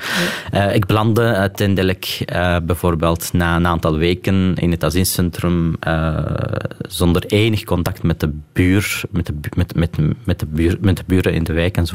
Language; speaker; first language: Dutch; non-native, local second language; Arabic